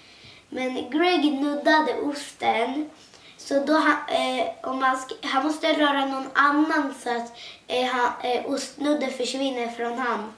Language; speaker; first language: Swedish; non-native, local second language; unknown